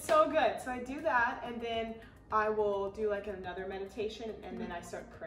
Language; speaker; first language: English; native; English